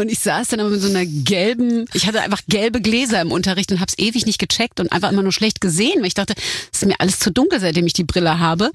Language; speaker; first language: German; native; German